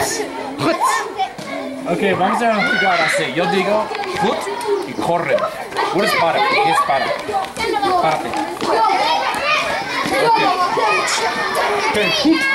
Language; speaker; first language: Spanish; non-native, fluent; English